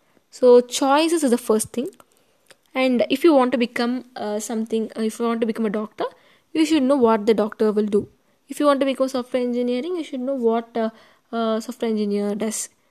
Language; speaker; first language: English; non-native, local second language; Tamil